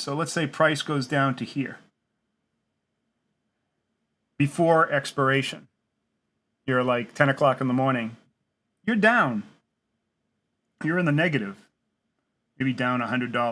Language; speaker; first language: English; native; English